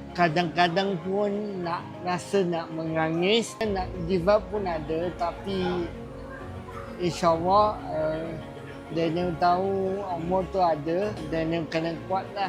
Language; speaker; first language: Malay; non-native, local second language; Chinese